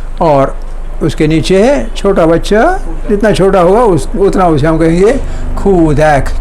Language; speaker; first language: Urdu; non-native, local second language; Kashmiri